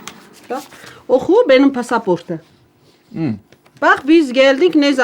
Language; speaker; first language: Turkish; non-native, learner; Armenian